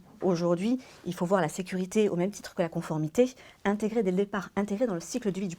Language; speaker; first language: French; native; French